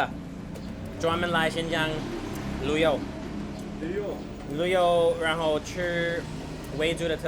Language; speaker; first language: Chinese; non-native, learner; English